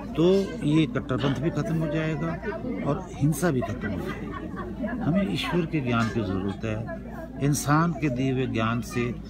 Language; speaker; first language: Hindi; native; Hindi